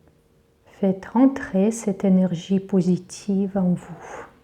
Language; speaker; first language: French; native; French